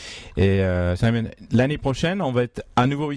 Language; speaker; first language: French; native; French